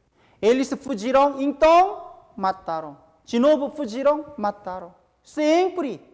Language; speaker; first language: Portuguese; non-native, fluent; Korean